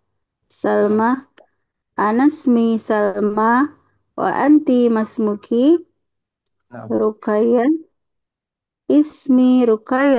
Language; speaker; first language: Arabic; non-native, learner; Indonesian